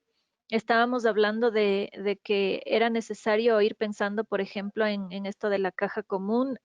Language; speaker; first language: Spanish; native; Spanish